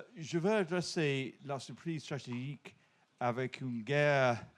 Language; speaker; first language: French; non-native, learner; English